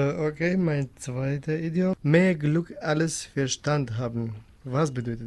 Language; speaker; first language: German; non-native, learner; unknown